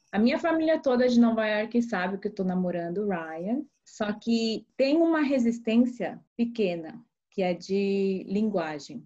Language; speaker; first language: Portuguese; early bilingual, other home language; Korean